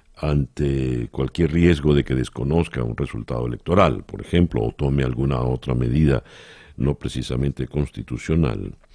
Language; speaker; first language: Spanish; native; Spanish